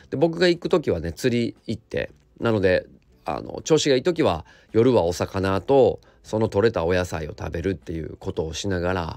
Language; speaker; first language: Japanese; native; Japanese